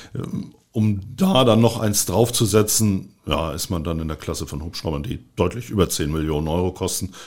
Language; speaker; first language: German; native; German